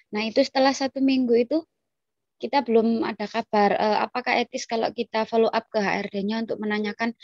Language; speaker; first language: Indonesian; native; Indonesian